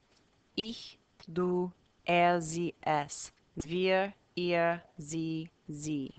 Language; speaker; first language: German; non-native, fluent; English